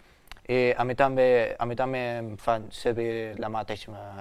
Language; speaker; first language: Catalan; early bilingual, other home language; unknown